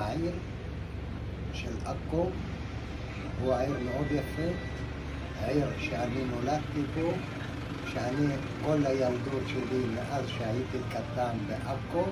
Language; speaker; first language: Hebrew; non-native, local second language; Arabic